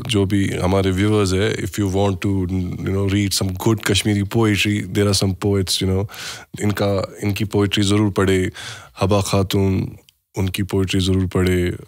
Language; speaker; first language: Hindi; non-native, local second language; Kashmiri